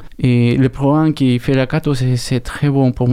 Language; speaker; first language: French; non-native, learner; Spanish